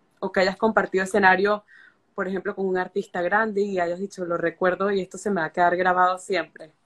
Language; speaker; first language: Spanish; native; Spanish